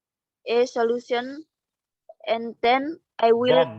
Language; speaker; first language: English; non-native, learner; Indonesian